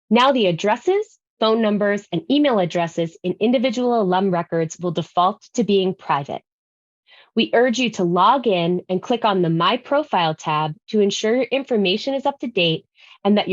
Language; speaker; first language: English; native; English